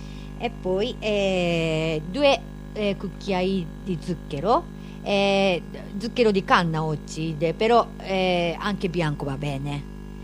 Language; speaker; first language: Italian; non-native, learner; Japanese